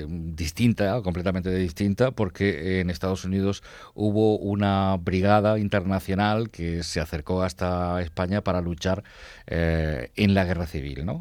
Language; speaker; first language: Spanish; native; Spanish